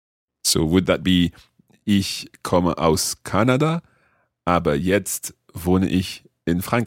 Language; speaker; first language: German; non-native, learner; English